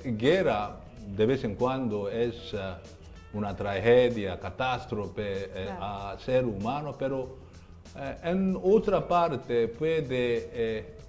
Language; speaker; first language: Spanish; non-native, learner; Korean